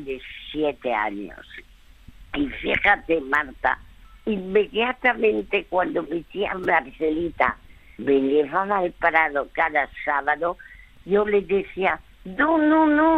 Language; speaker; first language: Spanish; early bilingual, other home language; French